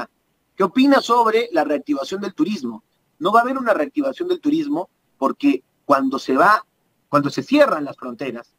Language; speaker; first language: Spanish; native; Spanish